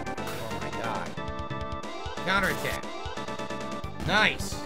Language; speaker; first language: English; native; English